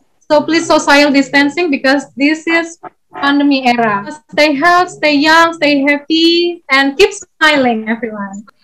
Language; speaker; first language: English; non-native, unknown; Indonesian